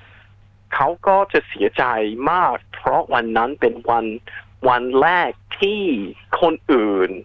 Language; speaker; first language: Thai; non-native, fluent; English